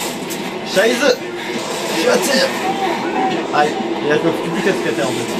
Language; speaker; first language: French; native; French